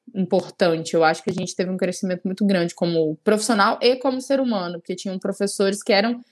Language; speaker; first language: Portuguese; native; Portuguese